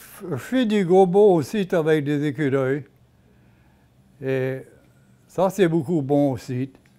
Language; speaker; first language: French; native; French